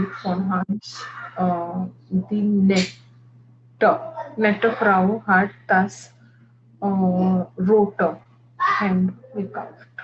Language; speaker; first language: German; non-native, learner; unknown